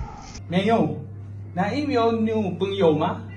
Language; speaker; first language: Chinese; non-native, learner; Malay